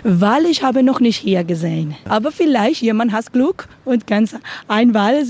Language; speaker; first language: German; non-native, learner; Spanish